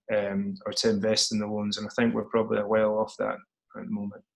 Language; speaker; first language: English; native; English